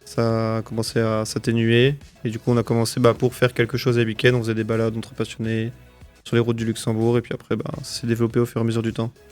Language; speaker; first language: French; native; French